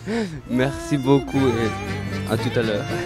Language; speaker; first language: French; non-native, learner; Bosnian